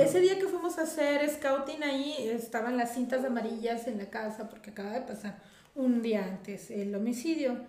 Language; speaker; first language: Spanish; native; Spanish